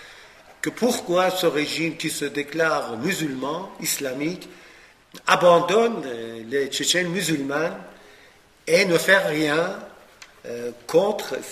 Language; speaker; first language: French; non-native, fluent; Persian